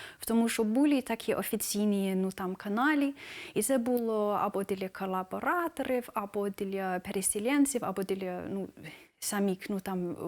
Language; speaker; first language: Ukrainian; non-native, fluent; English